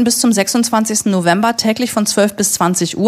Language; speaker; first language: German; native; German